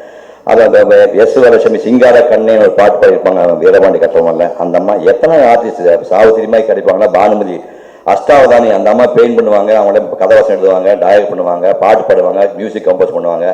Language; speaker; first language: Tamil; native; Tamil